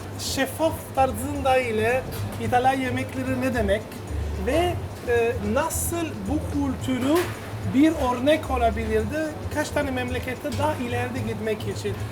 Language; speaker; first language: Turkish; non-native, learner; Italian